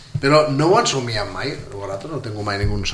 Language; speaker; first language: Catalan; native; Catalan